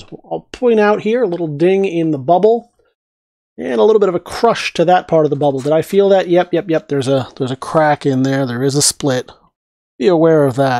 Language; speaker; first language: English; native; English